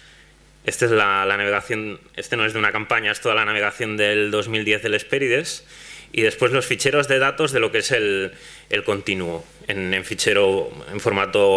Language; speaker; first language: Spanish; non-native, local second language; Catalan